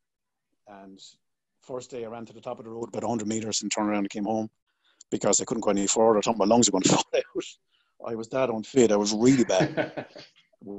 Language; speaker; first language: English; native; English